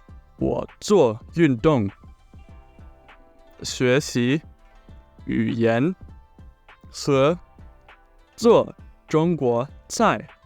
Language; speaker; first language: Chinese; non-native, learner; German